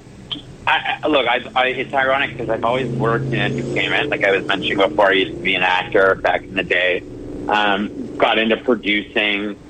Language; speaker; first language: English; native; English